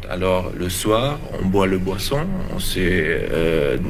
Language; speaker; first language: French; non-native, learner; German